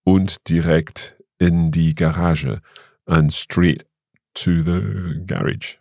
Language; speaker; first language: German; non-native, learner; English